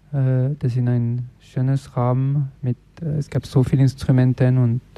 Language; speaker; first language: German; non-native, learner; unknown